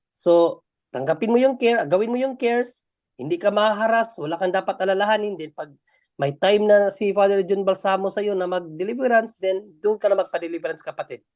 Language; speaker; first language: Filipino; non-native, local second language; Cebuano